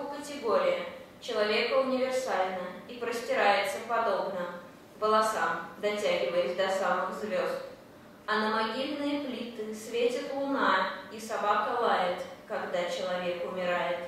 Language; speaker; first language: Russian; native; Russian